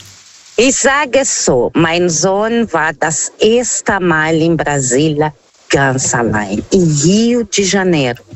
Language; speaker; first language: German; non-native, learner; Portuguese